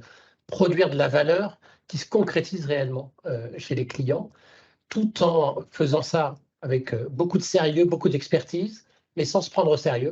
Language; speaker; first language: French; native; French